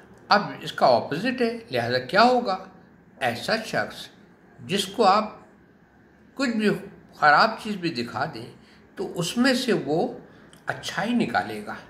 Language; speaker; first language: Hindi; native; Hindi